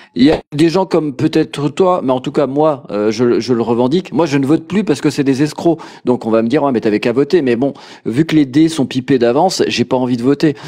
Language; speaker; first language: French; native; French